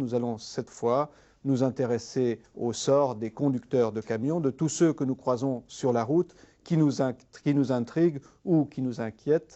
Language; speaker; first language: French; native; French